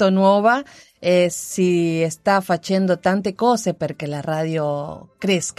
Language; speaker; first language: Italian; non-native, learner; Spanish